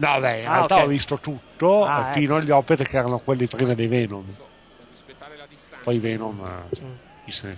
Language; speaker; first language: Italian; native; Italian